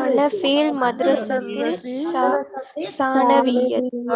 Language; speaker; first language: Arabic; non-native, learner; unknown